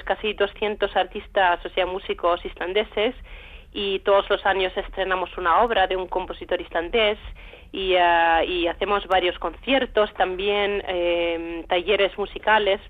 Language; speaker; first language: Spanish; non-native, fluent; Icelandic